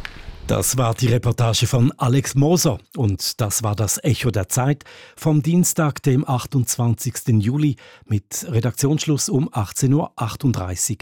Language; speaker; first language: German; native; German